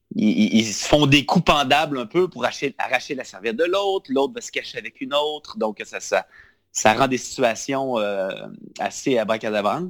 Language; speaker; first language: French; native; French